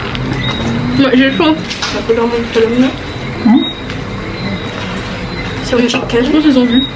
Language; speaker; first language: French; native; French